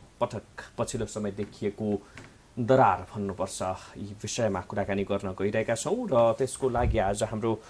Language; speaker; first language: Nepali; native; Nepali